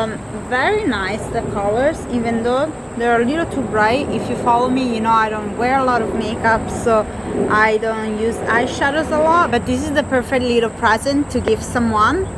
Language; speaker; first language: English; non-native, fluent; Italian